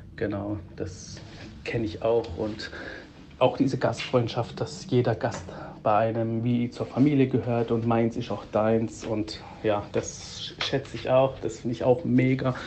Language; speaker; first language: German; early bilingual, heritage; Greek